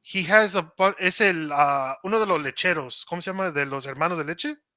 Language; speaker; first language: Spanish; early bilingual, heritage; Spanish